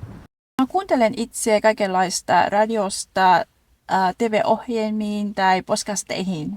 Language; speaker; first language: Finnish; non-native, fluent; Vietnamese